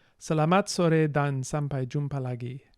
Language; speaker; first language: Indonesian; non-native, learner; English